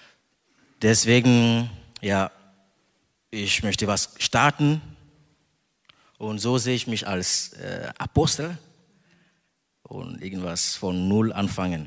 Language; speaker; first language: German; non-native, fluent; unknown